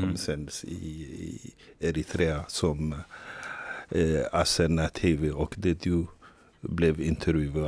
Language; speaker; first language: Swedish; non-native, fluent; Tigrinya